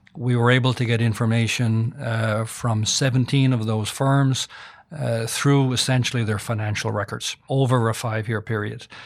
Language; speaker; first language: English; native; English